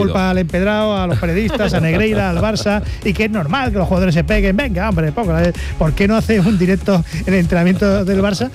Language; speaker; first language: Spanish; native; Spanish